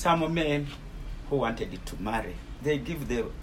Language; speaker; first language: English; non-native, local second language; Ganda